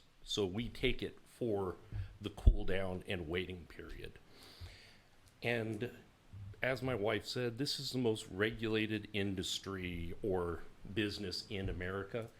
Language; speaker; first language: English; native; English